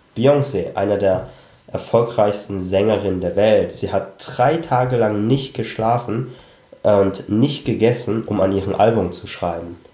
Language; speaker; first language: German; early bilingual, other home language; Cantonese